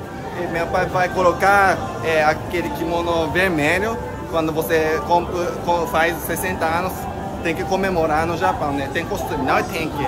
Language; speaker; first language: Portuguese; non-native, fluent; Japanese